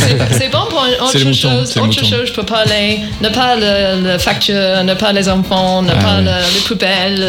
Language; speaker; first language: French; non-native, learner; English